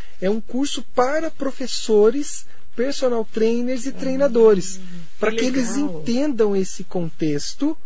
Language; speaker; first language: Portuguese; native; Portuguese